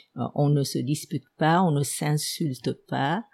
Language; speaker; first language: French; non-native, fluent; Vietnamese